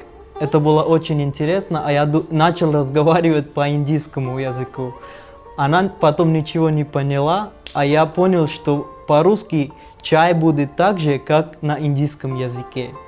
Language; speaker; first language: Russian; non-native, learner; Hindi